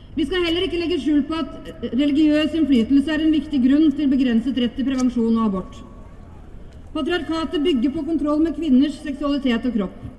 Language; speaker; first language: Norwegian; native; Norwegian